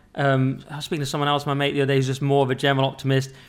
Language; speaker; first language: English; native; English